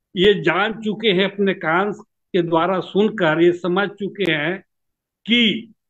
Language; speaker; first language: Hindi; native; Hindi